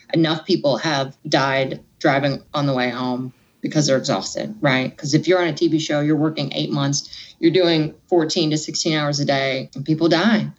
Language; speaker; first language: English; native; English